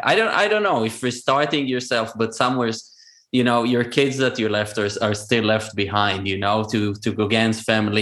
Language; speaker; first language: English; non-native, fluent; Hebrew